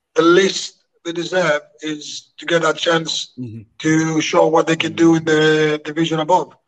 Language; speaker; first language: English; non-native, fluent; Greek